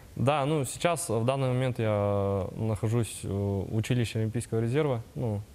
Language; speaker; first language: Russian; native; Russian